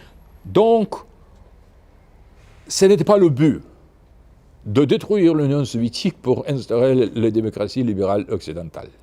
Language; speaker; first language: French; non-native, fluent; Russian